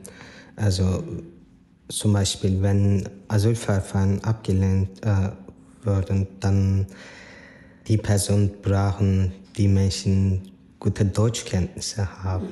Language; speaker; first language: German; non-native, fluent; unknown